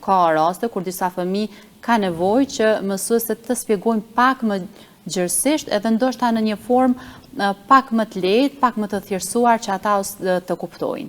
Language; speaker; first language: Albanian; native; Albanian